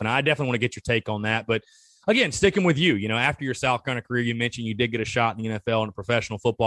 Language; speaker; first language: English; native; English